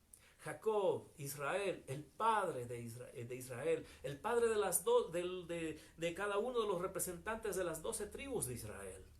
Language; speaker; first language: Spanish; native; Spanish